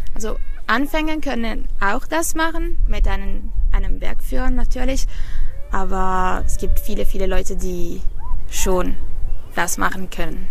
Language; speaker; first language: German; non-native, fluent; Italian